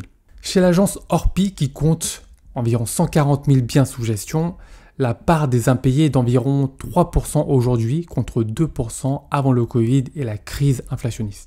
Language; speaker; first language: French; native; French